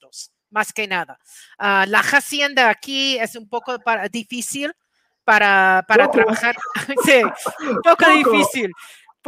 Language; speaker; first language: Spanish; non-native, fluent; English